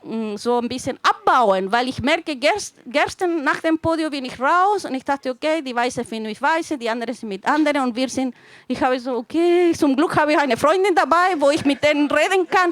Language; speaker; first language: German; non-native, fluent; Spanish